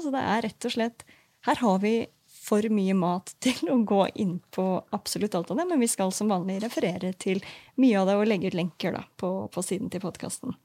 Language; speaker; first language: Norwegian; native; Norwegian